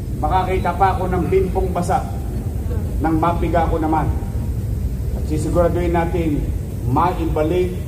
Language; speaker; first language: Filipino; native; Filipino